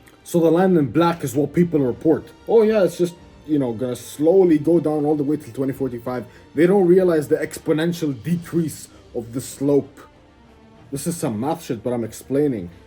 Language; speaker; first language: English; native; English